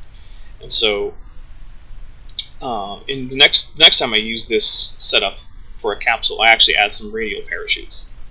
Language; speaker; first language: English; native; English